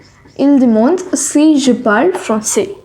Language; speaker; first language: French; non-native, fluent; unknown